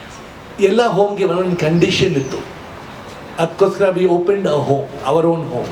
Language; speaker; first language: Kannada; non-native, local second language; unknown